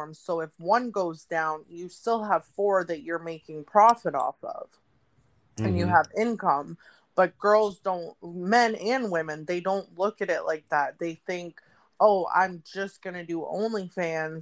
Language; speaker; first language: English; native; English